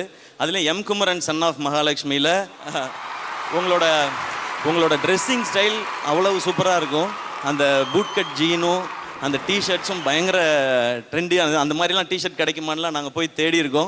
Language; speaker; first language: Tamil; native; Tamil